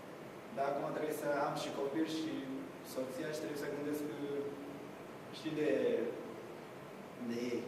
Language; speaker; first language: Romanian; non-native, learner; Japanese